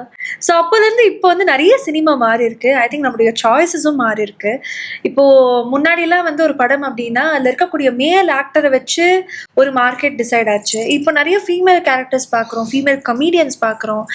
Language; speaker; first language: Tamil; native; Tamil